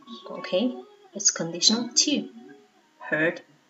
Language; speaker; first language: English; non-native, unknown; Mongolian